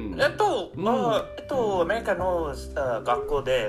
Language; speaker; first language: Japanese; non-native, learner; English